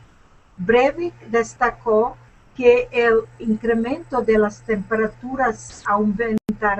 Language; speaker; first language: Spanish; non-native, learner; English